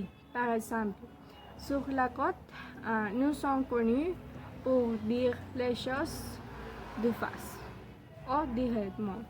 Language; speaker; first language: French; non-native, learner; Spanish